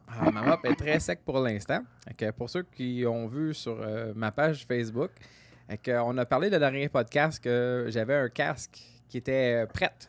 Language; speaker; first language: French; native; French